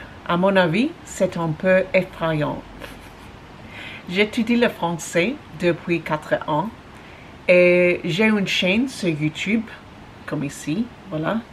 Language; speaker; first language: French; non-native, learner; English